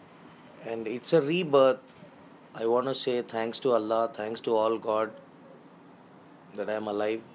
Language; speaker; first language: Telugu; non-native, local second language; Urdu